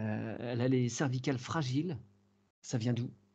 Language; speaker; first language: French; native; French